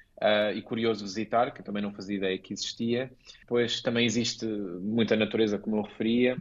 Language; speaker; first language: Portuguese; native; Portuguese